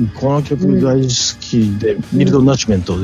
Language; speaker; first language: Japanese; native; Japanese